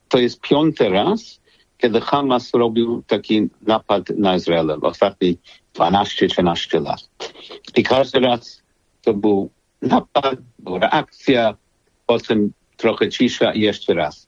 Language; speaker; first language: Polish; non-native, learner; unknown